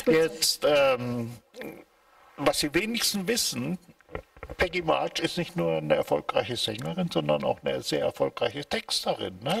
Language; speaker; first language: German; native; German